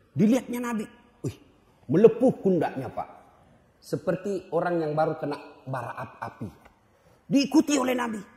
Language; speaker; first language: Indonesian; non-native, local second language; Buginese